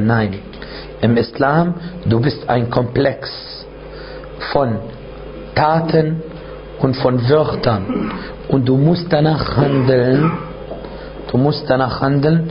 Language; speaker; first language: German; non-native, fluent; Arabic